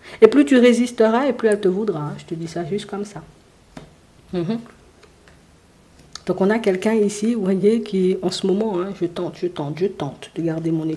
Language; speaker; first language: French; native; French